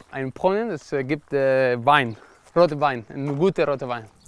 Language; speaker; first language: German; non-native, learner; Spanish